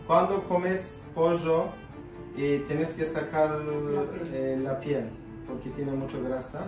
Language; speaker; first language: Spanish; non-native, fluent; Turkish